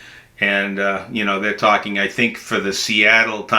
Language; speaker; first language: English; native; English